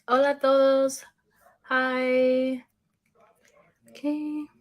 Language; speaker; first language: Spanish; early bilingual, heritage; Spanish